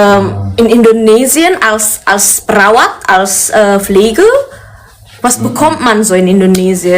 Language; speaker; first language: German; early bilingual, other home language; Indonesian